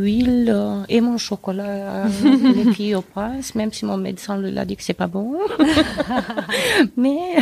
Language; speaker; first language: French; non-native, fluent; Romanian